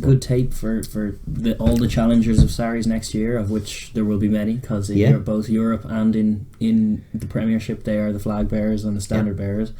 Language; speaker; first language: English; native; English